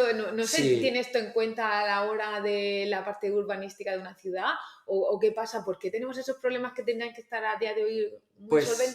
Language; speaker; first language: Spanish; native; Spanish